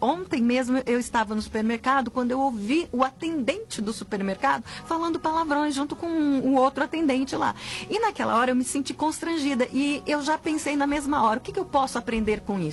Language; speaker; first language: Portuguese; native; Portuguese